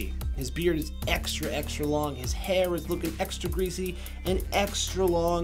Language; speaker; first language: English; native; English